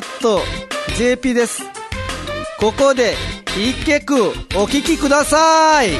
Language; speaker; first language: Japanese; non-native, fluent; Nepali